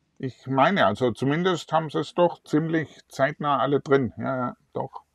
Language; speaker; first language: German; native; German